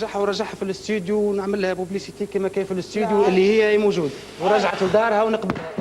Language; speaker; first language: Arabic; native; Arabic